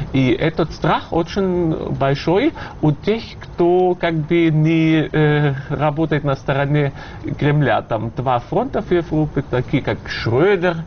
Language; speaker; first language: Russian; non-native, fluent; German